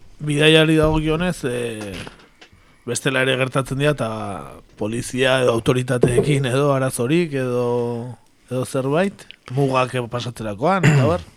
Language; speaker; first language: Basque; native; Basque